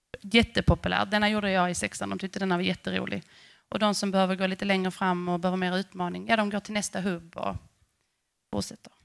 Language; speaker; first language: Swedish; native; Swedish